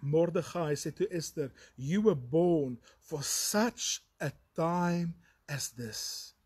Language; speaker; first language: English; non-native, local second language; Afrikaans